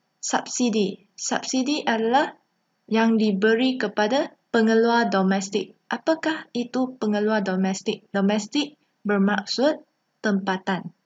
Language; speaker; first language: Malay; non-native, local second language; Chinese